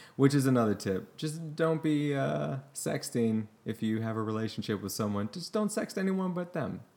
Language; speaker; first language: English; native; English